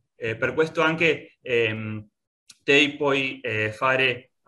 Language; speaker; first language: Italian; non-native, learner; Spanish